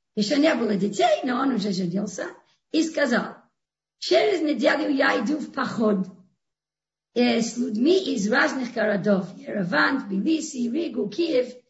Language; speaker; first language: Russian; non-native, fluent; English